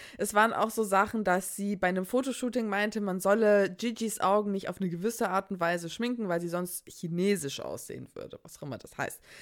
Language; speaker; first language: German; early bilingual, other home language; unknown